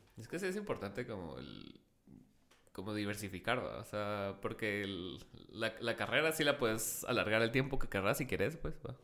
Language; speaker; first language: Spanish; native; Spanish